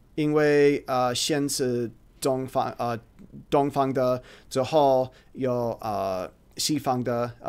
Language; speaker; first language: Chinese; non-native, learner; English